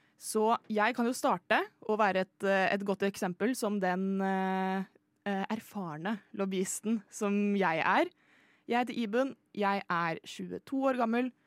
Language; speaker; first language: Norwegian; native; Norwegian